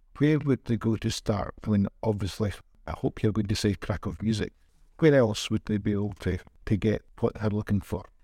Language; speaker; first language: English; native; English